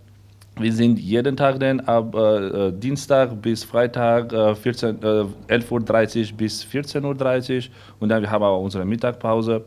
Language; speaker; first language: German; non-native, learner; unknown